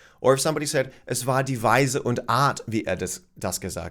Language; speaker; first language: German; non-native, fluent; English